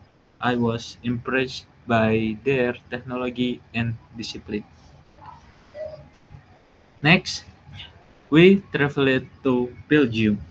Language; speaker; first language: English; non-native, learner; Indonesian